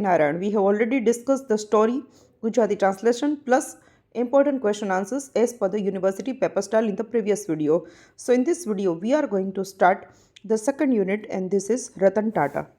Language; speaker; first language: English; non-native, local second language; Gujarati